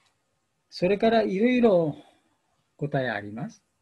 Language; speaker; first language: Japanese; non-native, learner; Bangla